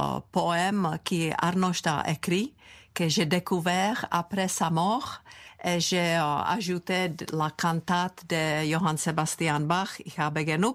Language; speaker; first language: French; non-native, fluent; Czech